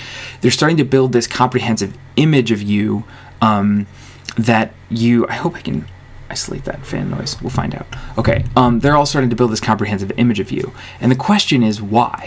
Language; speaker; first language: English; native; English